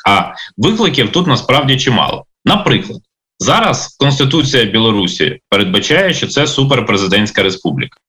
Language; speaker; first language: Ukrainian; native; Ukrainian